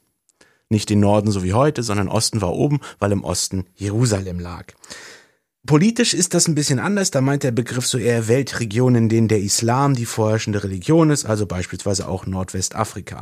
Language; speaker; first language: German; native; German